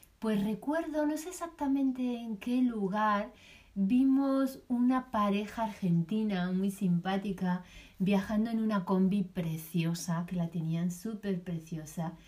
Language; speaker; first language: Spanish; native; Spanish